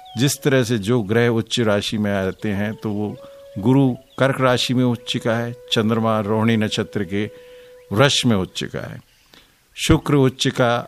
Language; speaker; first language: Hindi; native; Hindi